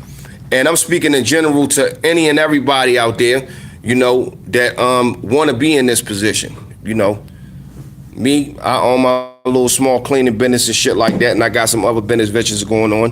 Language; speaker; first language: English; native; English